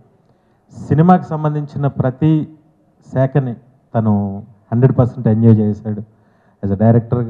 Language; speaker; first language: Telugu; native; Telugu